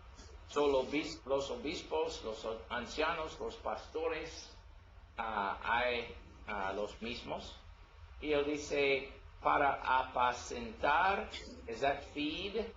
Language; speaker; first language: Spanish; non-native, learner; English